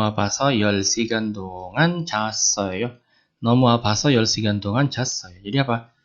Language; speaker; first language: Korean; non-native, fluent; Indonesian